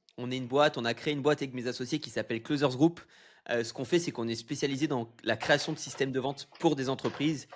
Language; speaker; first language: French; native; French